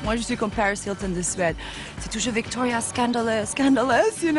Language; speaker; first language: French; non-native, fluent; Swedish